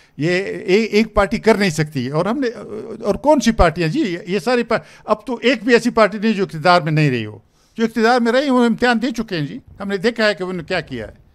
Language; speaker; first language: Urdu; non-native, local second language; Pashto